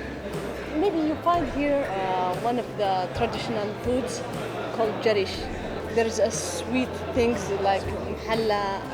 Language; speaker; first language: English; non-native, learner; Arabic